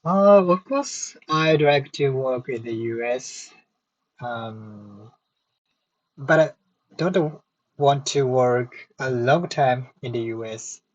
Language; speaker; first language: English; non-native, learner; Japanese